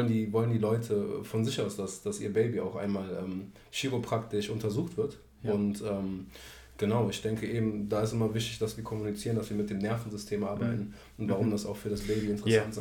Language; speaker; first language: German; native; German